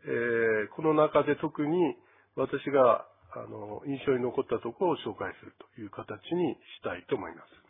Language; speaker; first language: Japanese; native; Japanese